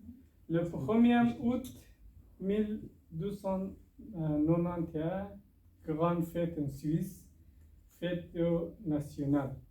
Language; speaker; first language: French; non-native, learner; Persian